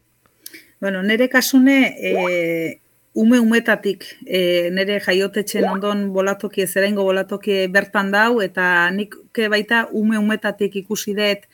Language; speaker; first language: Basque; native; Basque